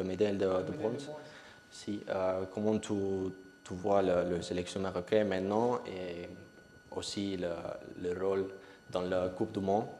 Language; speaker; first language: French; non-native, learner; Spanish